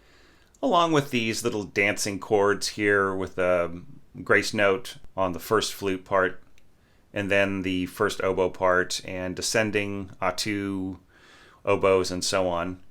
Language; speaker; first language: English; native; English